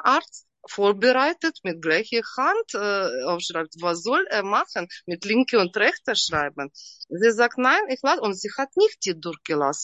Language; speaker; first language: German; non-native, learner; Russian